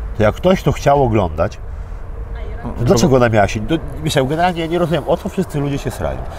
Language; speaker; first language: Polish; early bilingual, other home language; Armenian